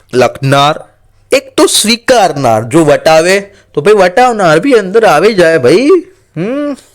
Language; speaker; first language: Gujarati; non-native, local second language; Marathi